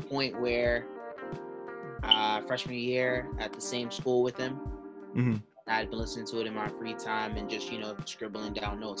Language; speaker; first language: English; native; English